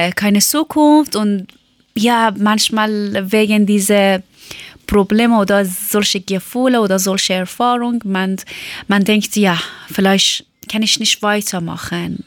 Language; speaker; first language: German; non-native, learner; Persian